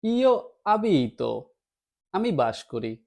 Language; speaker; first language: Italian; non-native, fluent; Bangla